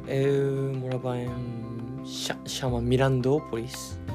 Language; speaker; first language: Portuguese; non-native, learner; Japanese